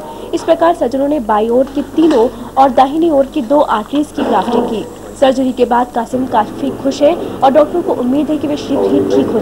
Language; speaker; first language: Hindi; native; Hindi